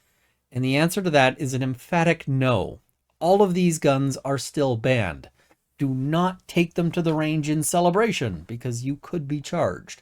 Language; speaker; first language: English; native; English